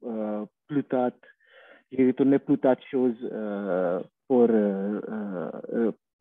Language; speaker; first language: French; non-native, learner; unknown